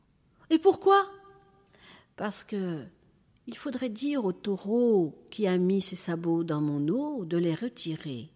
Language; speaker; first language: French; native; French